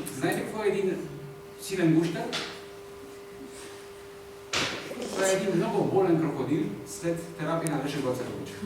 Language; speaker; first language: Bulgarian; non-native, learner; Polish